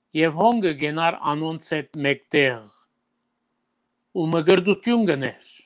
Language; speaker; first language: Armenian; early bilingual, heritage; Armenian